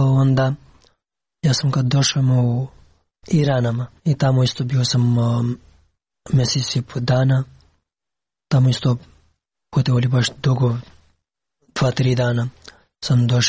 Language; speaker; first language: Serbian; non-native, learner; Pashto